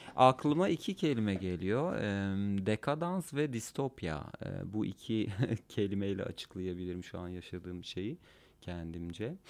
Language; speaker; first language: Turkish; non-native, local second language; Kurdish